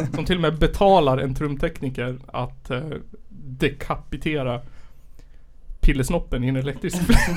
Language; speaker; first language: Swedish; native; Swedish